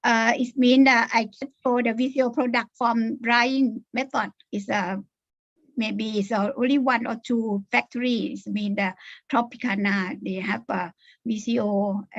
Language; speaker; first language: English; non-native, learner; Thai